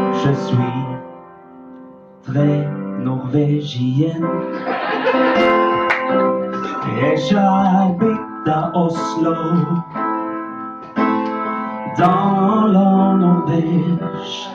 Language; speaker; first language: French; non-native, learner; Norwegian